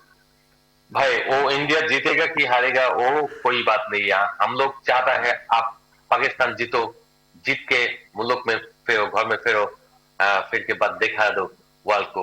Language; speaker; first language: Hindi; non-native, learner; Bangla